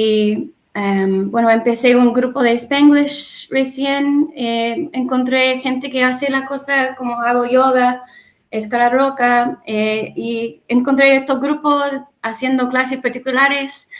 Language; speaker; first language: Spanish; non-native, learner; English